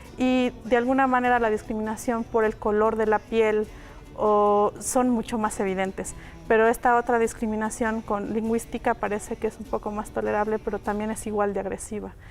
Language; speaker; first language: Spanish; non-native, local second language; Mixtepec Mixtec